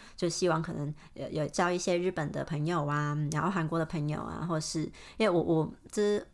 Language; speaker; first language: Chinese; non-native, fluent; Cantonese